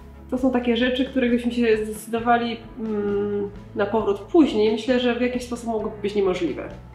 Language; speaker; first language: Polish; native; Polish